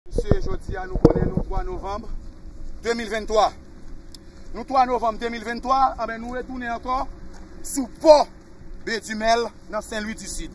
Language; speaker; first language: French; non-native, local second language; Haitian Creole